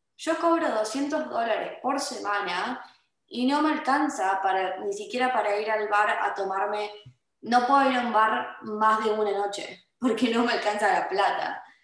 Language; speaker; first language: Spanish; native; Spanish